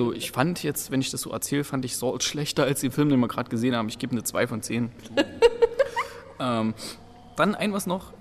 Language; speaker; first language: German; native; German